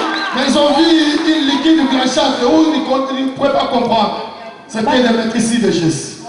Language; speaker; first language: French; non-native, local second language; Lingala